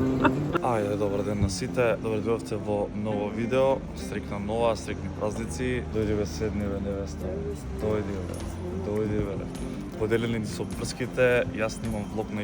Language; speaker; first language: Macedonian; native; Macedonian